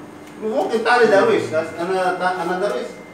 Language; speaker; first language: Arabic; non-native, learner; Filipino